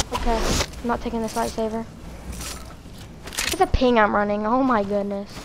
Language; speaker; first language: English; native; English